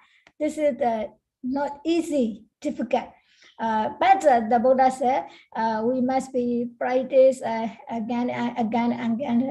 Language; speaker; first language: English; non-native, learner; Burmese